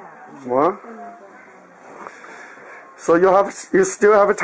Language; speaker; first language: English; non-native, learner; Chinese